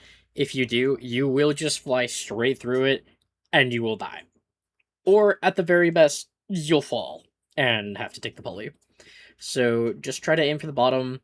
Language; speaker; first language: English; native; English